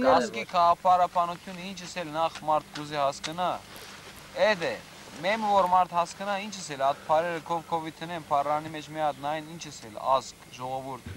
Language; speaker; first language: Armenian; early bilingual, heritage; Armenian